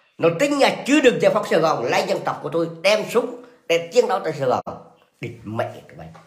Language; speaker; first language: Vietnamese; non-native, local second language; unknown